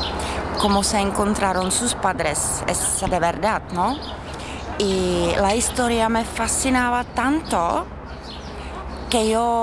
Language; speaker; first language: Spanish; non-native, learner; Czech